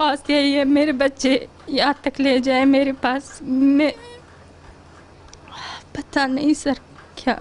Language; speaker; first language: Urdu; non-native, learner; Pashto